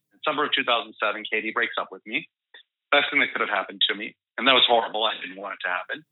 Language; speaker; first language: English; early bilingual, other home language; Spanish